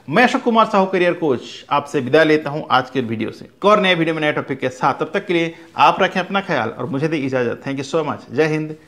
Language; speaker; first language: Hindi; native; Hindi